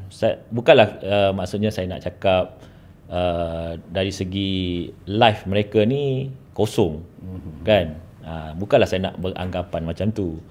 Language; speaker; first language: Malay; native; Malay